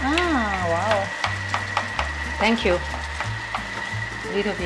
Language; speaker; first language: English; non-native, learner; Chinese